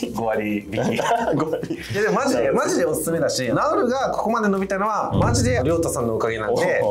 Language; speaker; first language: Japanese; native; Japanese